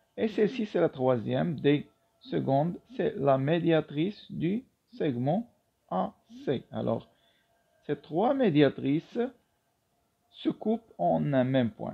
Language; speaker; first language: French; non-native, local second language; Arabic